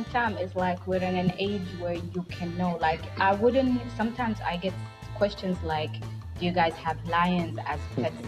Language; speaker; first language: English; non-native, fluent; Somali